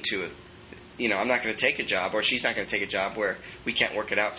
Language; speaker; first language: English; native; English